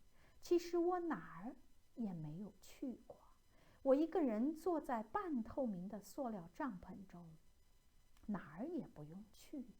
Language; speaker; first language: Chinese; native; Chinese